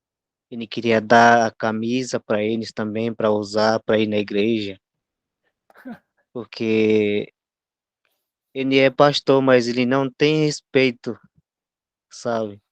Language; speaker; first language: Portuguese; non-native, local second language; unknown